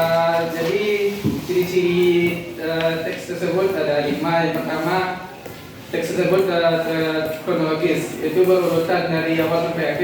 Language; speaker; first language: Indonesian; native; Indonesian